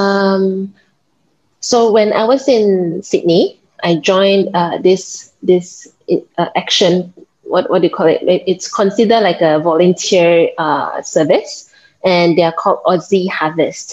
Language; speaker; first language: English; non-native, local second language; Min Nan Chinese